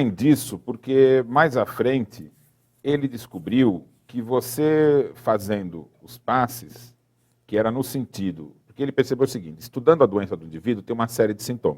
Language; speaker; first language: Portuguese; native; Portuguese